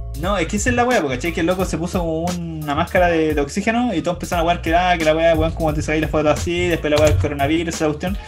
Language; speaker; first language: Spanish; native; Spanish